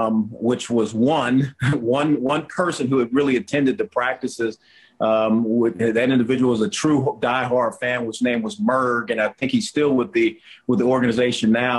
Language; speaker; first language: English; native; English